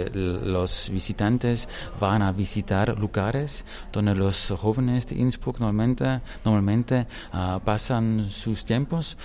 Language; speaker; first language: Spanish; non-native, fluent; German